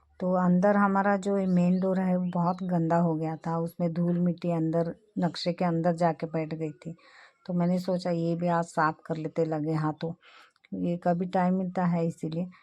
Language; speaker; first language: Hindi; non-native, local second language; Marathi